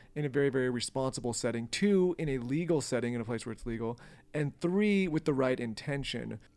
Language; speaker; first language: English; native; English